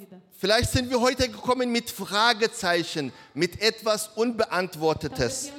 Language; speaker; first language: German; non-native, learner; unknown